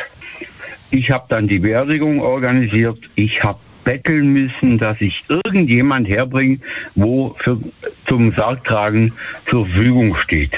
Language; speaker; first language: German; native; German